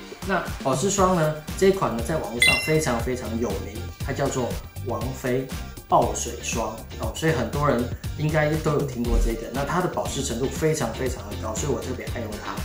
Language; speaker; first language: Chinese; native; Chinese